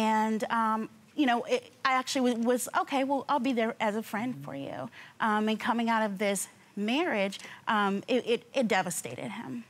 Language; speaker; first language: English; native; English